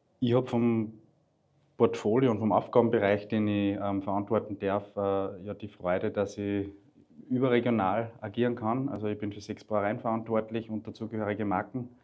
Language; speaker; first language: German; native; German